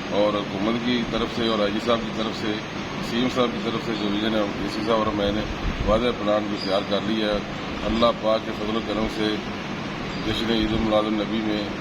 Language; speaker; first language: Urdu; non-native, local second language; Punjabi